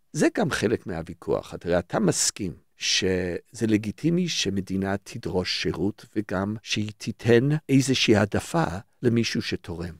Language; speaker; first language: Hebrew; early bilingual, other home language; English